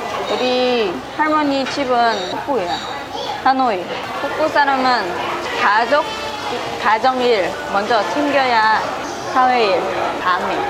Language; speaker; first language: Korean; non-native, learner; Vietnamese